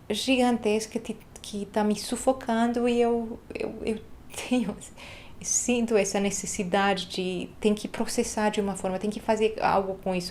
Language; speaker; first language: Portuguese; non-native, fluent; Hungarian